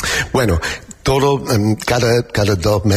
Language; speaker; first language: Spanish; non-native, learner; English